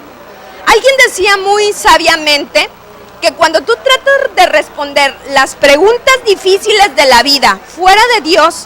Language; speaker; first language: Spanish; native; Spanish